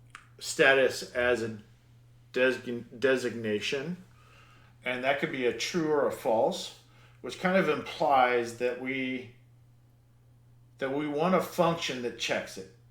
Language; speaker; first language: English; native; English